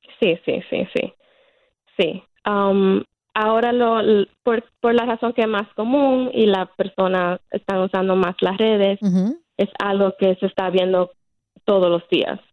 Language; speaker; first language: Spanish; early bilingual, heritage; Spanish